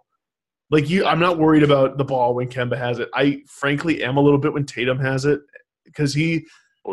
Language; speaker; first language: English; native; English